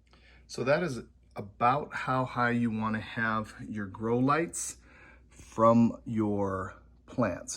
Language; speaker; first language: English; native; English